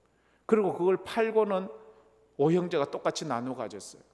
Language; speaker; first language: Korean; native; Korean